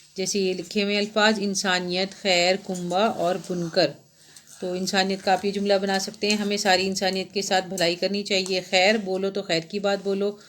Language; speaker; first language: Urdu; native; Urdu